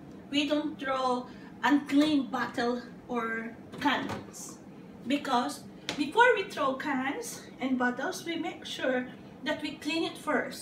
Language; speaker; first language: English; non-native, local second language; Filipino